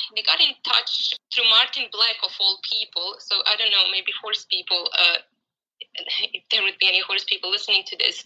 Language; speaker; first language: English; non-native, fluent; Croatian